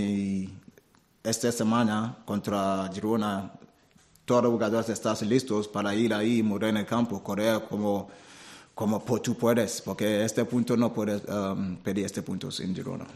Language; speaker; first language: Spanish; non-native, learner; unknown